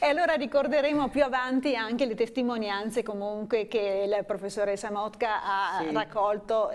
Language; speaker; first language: Italian; native; Italian